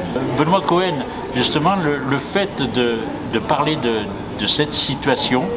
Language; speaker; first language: French; native; French